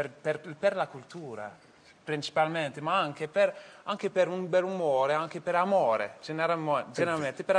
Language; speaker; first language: Italian; non-native, fluent; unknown